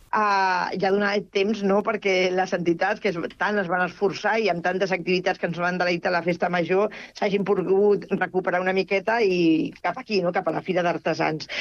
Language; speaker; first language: Catalan; non-native, local second language; Spanish